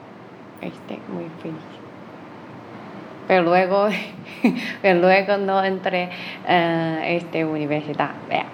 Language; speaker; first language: Spanish; non-native, learner; Chinese